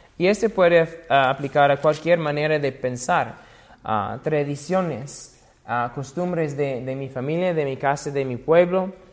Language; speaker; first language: Spanish; non-native, fluent; English